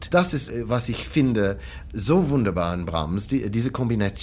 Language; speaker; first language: German; non-native, fluent; English